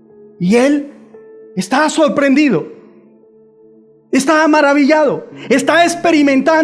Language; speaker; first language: Spanish; native; Spanish